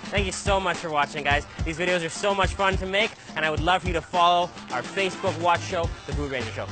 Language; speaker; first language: English; native; English